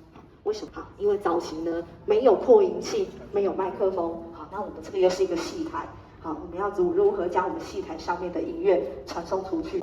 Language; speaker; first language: Chinese; native; Chinese